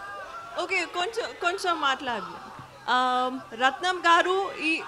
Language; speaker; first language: Telugu; non-native, learner; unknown